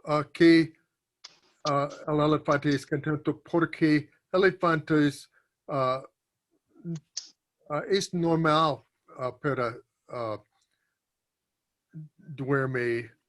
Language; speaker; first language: Spanish; non-native, learner; English